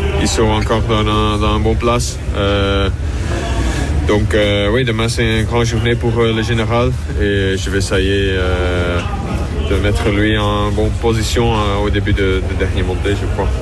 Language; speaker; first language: French; non-native, local second language; Dutch